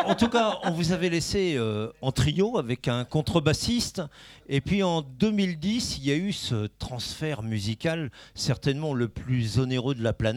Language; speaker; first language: French; native; French